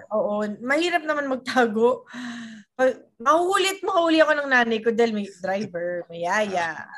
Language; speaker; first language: Filipino; native; Filipino